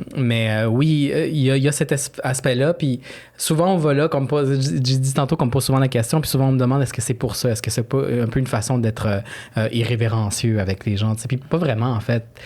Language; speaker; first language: French; early bilingual, other home language; Spanish